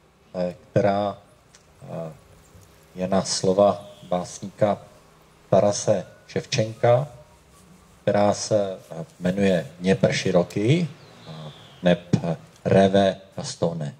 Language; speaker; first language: Czech; native; Czech